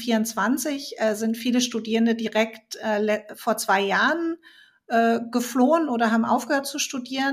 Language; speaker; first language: German; native; German